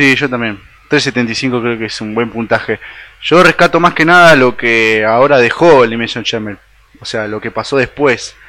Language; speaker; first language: Spanish; native; Spanish